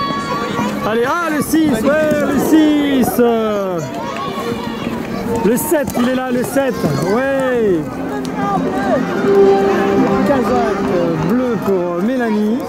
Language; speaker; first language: French; native; French